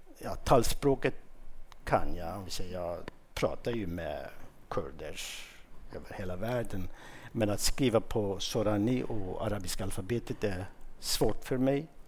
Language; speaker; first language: Swedish; non-native, fluent; Kurdish